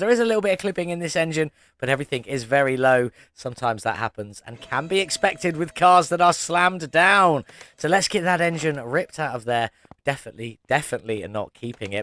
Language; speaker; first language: English; native; English